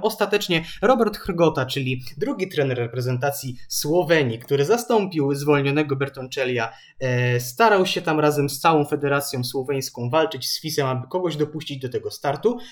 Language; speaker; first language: Polish; native; Polish